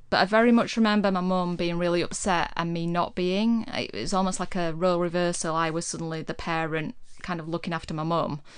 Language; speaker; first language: English; native; English